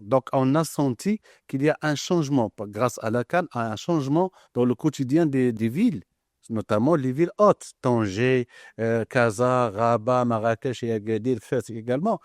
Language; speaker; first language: French; non-native, local second language; Arabic